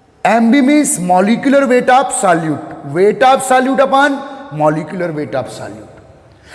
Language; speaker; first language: Hindi; native; Hindi